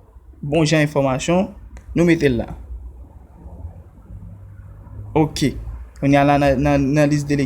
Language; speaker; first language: French; non-native, learner; Haitian Creole